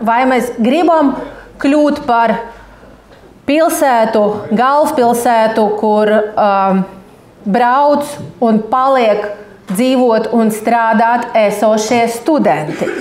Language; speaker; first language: Latvian; non-native, local second language; Russian